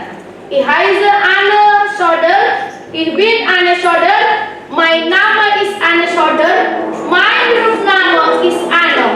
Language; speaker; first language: German; non-native, learner; Indonesian